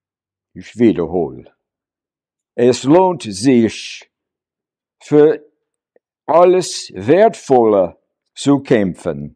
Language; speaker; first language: German; non-native, learner; English